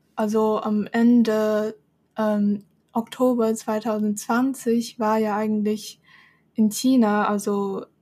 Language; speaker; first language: German; non-native, fluent; Chinese